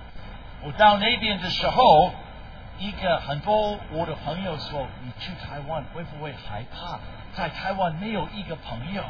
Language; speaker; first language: Chinese; non-native, fluent; English